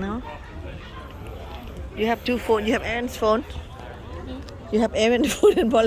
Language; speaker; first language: English; non-native, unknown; Thai